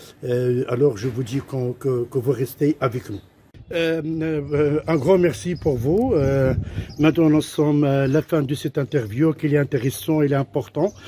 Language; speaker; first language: French; non-native, local second language; Arabic